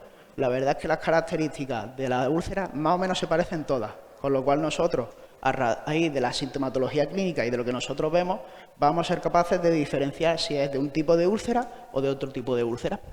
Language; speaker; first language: Spanish; native; Spanish